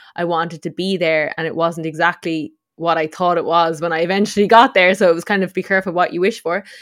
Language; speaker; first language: English; native; English